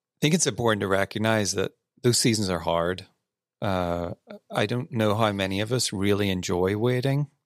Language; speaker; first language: English; native; English